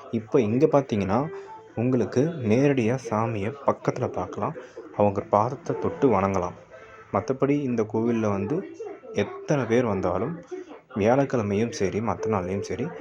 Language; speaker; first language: Tamil; native; Tamil